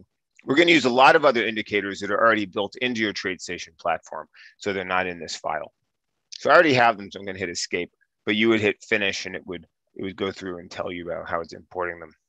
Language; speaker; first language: English; native; English